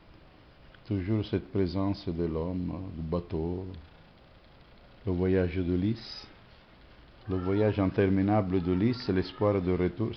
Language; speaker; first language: French; non-native, fluent; Italian